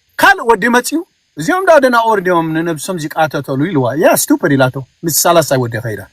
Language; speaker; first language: Tigrinya; early bilingual, heritage; Tigrinya